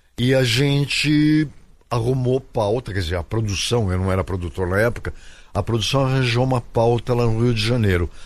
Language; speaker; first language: Portuguese; native; Portuguese